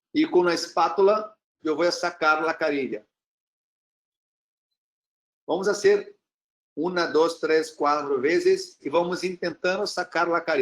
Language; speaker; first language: Spanish; non-native, learner; Portuguese